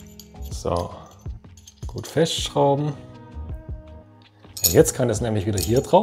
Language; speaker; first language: German; native; German